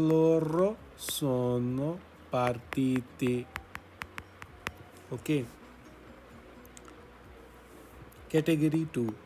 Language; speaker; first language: Italian; non-native, fluent; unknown